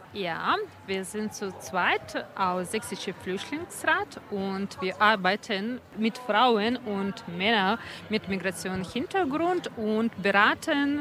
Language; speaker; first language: German; non-native, fluent; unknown